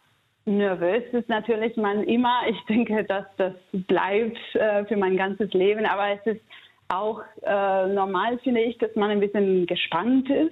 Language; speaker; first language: German; non-native, fluent; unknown